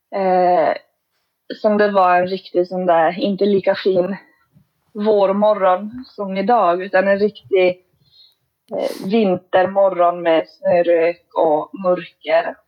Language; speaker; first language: Swedish; native; Swedish